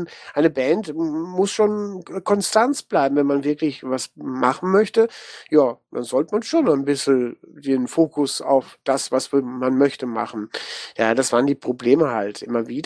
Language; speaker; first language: German; native; German